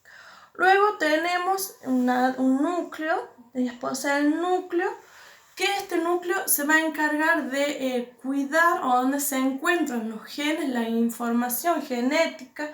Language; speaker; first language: Spanish; native; Spanish